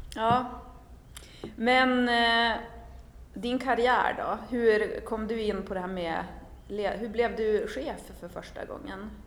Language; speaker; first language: Swedish; native; Swedish